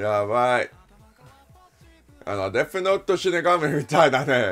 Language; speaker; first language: Japanese; non-native, learner; English